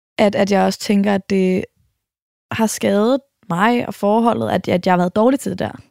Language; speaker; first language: Danish; native; Danish